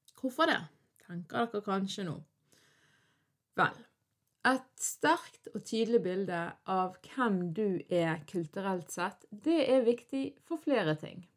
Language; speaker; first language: Norwegian; early bilingual, other home language; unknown